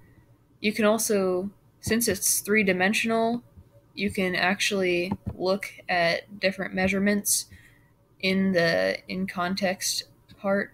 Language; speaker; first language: English; native; English